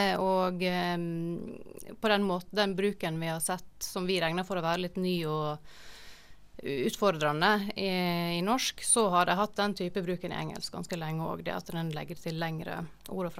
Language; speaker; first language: Norwegian; native; Norwegian